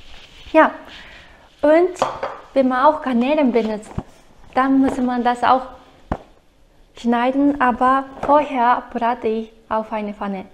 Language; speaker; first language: German; non-native, fluent; Japanese